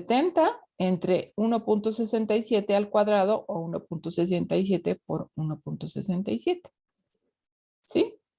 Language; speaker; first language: Spanish; native; Spanish